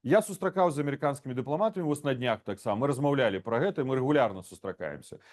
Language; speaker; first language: Belarusian; non-native, local second language; Russian